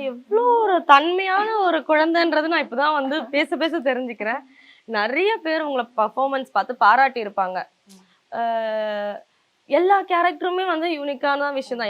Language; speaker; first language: Tamil; native; Tamil